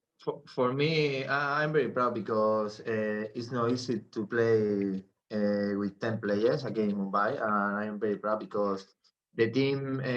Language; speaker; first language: English; non-native, learner; Spanish